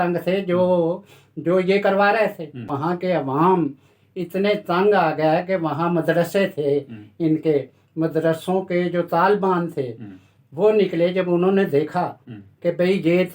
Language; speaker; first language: Urdu; non-native, local second language; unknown